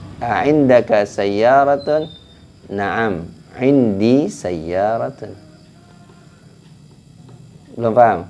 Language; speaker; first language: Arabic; non-native, fluent; Indonesian